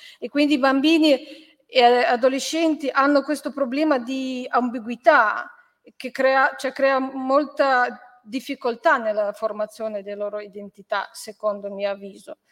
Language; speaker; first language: Italian; non-native, fluent; Ukrainian